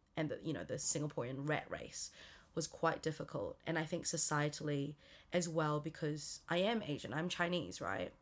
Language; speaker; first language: English; native; English